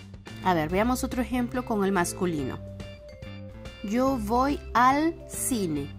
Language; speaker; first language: Spanish; non-native, fluent; French